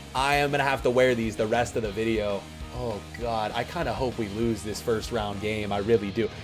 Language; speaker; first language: English; native; English